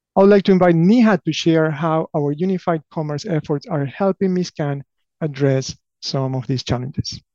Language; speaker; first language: English; non-native, fluent; Spanish